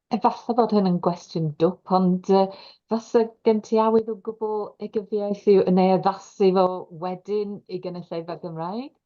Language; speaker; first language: Welsh; non-native, local second language; English